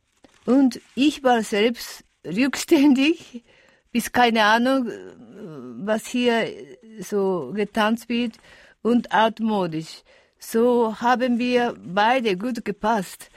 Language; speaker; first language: German; non-native, fluent; Japanese